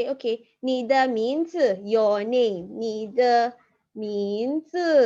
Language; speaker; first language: Chinese; non-native, fluent; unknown